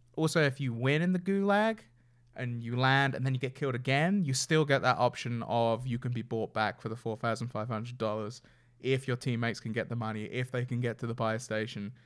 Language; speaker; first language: English; native; English